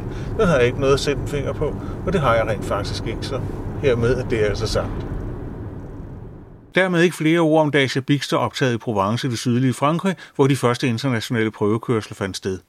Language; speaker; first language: Danish; native; Danish